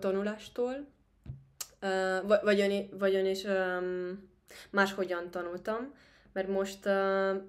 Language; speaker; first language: Hungarian; non-native, fluent; Spanish